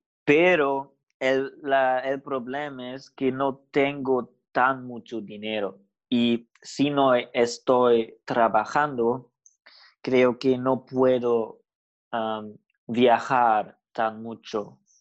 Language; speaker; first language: Spanish; non-native, learner; German